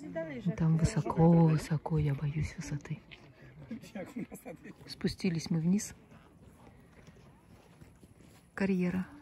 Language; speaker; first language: Russian; native; Russian